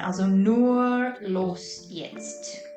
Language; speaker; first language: German; non-native, fluent; English